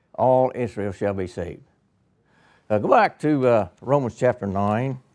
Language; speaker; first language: English; native; English